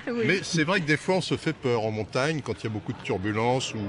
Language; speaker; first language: French; native; French